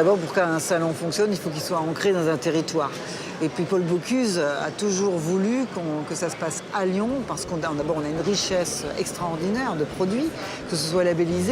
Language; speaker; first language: French; native; French